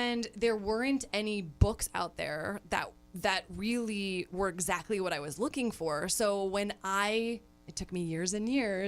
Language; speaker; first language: English; native; English